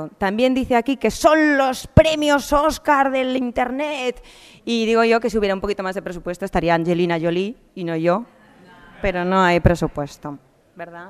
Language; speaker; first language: Spanish; native; Spanish